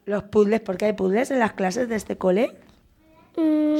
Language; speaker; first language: Spanish; native; Spanish